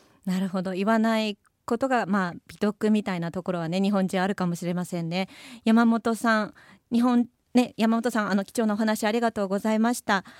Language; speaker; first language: Japanese; native; Japanese